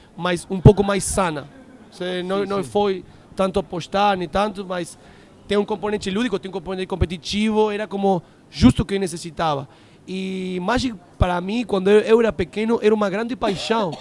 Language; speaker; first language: Portuguese; non-native, learner; Spanish